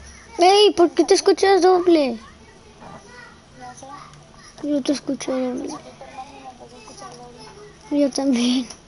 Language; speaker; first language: Spanish; native; Spanish